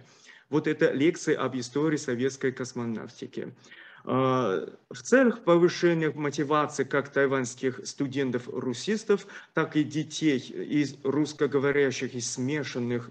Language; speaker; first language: Russian; non-native, fluent; Chinese